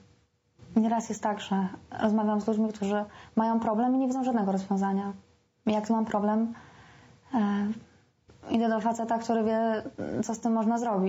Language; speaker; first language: Polish; native; Polish